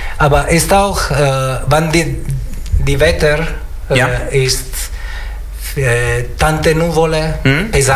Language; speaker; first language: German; non-native, learner; Italian